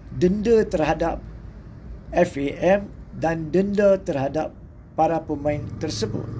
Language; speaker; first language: Malay; native; Malay